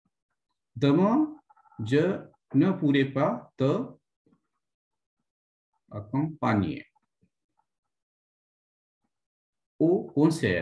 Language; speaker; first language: French; non-native, fluent; Hindi